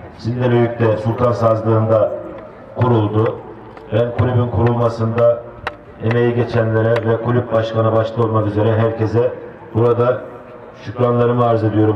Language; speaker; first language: Turkish; native; Turkish